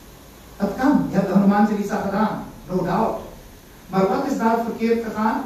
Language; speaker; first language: Dutch; non-native, local second language; Caribbean Hindustani